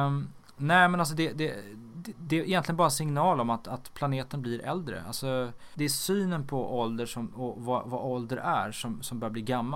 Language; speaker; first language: Swedish; native; Swedish